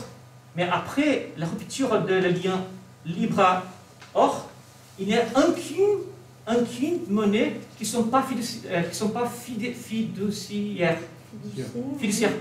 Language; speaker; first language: French; non-native, learner; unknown